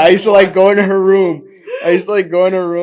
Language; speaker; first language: English; native; English